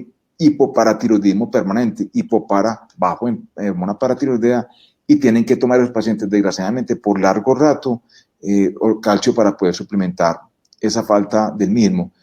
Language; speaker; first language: Spanish; native; Spanish